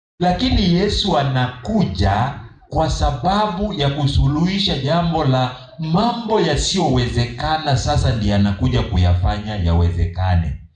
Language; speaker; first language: Swahili; non-native, local second language; Kamba